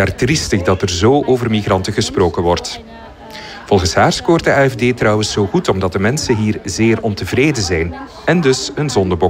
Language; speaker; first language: Dutch; native; Dutch